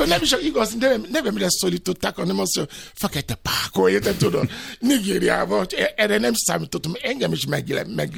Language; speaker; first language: Hungarian; non-native, learner; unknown